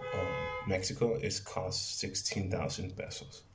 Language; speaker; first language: English; non-native, fluent; Spanish